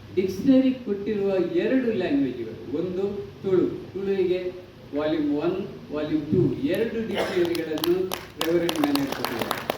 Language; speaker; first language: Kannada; non-native, local second language; Tulu